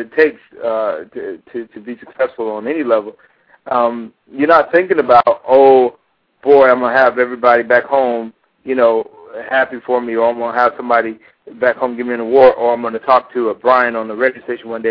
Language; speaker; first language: English; native; English